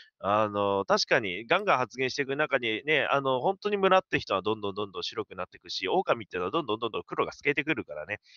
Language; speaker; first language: Japanese; native; Japanese